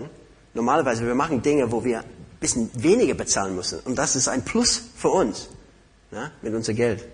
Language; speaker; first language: German; non-native, fluent; English